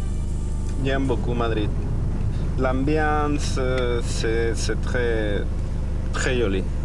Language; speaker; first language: French; non-native, learner; Spanish